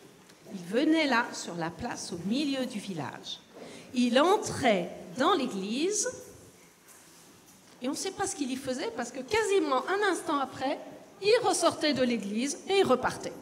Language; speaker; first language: French; native; French